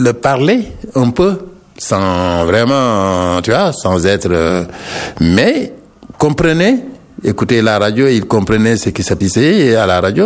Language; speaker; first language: French; non-native, local second language; Wolof